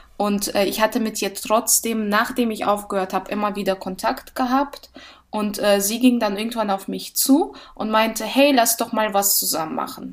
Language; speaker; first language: German; early bilingual, other home language; Russian